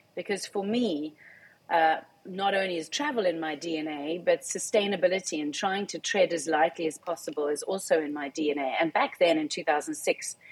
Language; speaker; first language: English; native; English